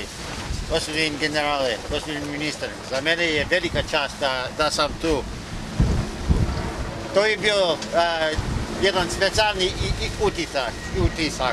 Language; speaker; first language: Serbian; non-native, learner; English